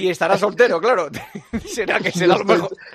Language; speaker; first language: Spanish; native; Spanish